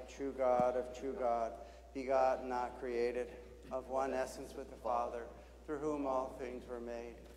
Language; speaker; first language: English; native; English